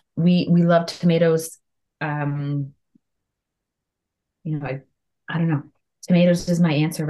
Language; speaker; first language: English; native; English